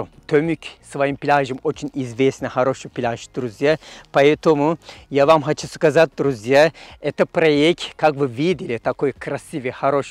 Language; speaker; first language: Russian; non-native, fluent; Turkish